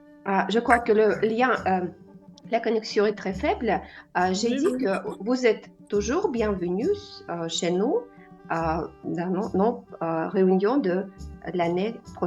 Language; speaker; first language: French; non-native, fluent; Russian